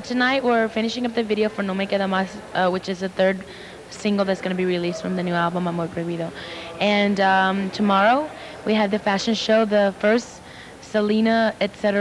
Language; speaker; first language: English; native; English